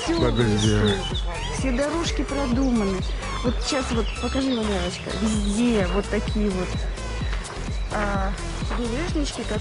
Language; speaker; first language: Russian; native; Russian